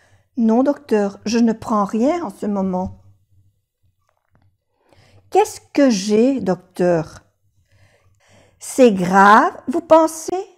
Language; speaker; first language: French; non-native, fluent; Spanish